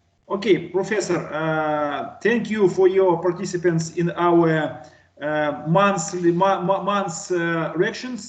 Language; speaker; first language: English; non-native, learner; Russian